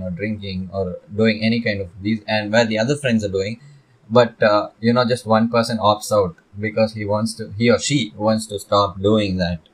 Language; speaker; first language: English; non-native, local second language; Tamil